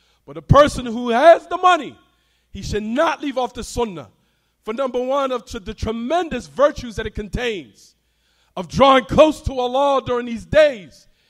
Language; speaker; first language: English; native; English